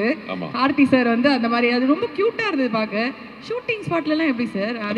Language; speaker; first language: Tamil; native; Tamil